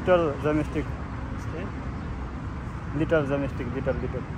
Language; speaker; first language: English; non-native, learner; Nepali